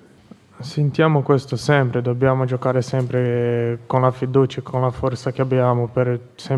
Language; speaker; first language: Italian; non-native, fluent; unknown